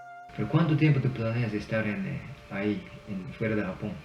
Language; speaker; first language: Spanish; non-native, fluent; Japanese